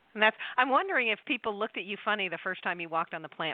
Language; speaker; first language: English; native; English